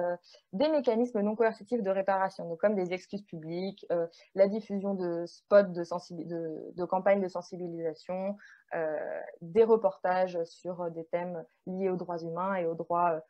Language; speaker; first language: French; native; French